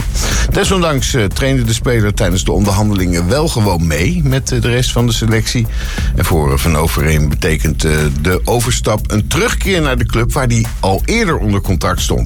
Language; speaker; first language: Dutch; native; Dutch